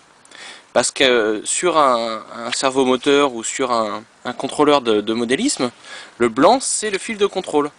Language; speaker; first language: French; native; French